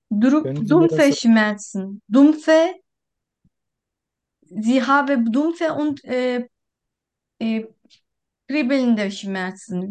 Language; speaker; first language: German; non-native, learner; Turkish